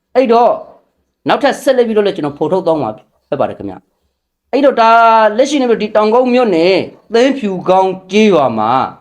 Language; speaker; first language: Burmese; non-native, local second language; Rohingya